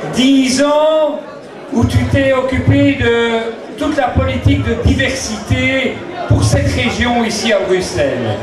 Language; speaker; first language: French; native; French